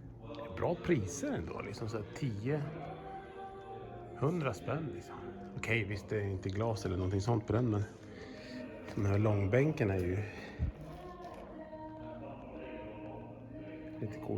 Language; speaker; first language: Swedish; native; Swedish